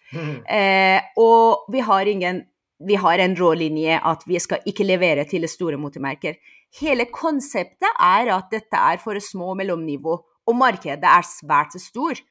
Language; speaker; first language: Norwegian; non-native, fluent; Persian